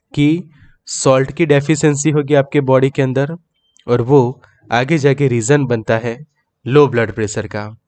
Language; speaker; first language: Hindi; native; Hindi